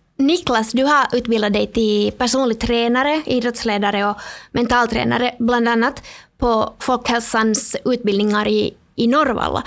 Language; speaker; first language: Swedish; native; Swedish